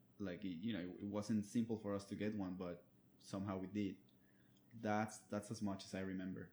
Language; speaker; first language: English; non-native, fluent; Spanish